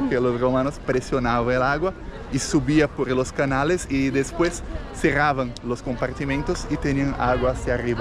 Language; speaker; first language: Spanish; non-native, fluent; Portuguese